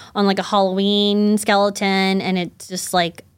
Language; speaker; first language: English; early bilingual, other home language; Chinese